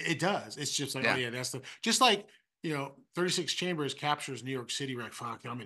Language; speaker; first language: English; native; English